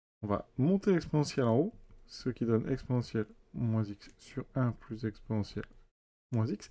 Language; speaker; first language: French; native; French